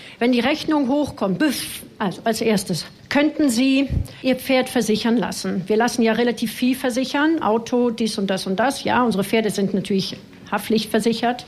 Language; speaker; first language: German; non-native, fluent; French